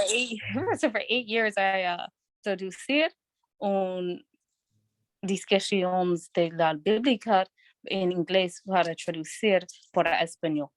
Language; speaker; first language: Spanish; non-native, learner; English